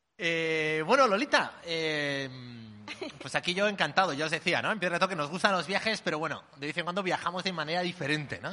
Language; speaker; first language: Spanish; native; Spanish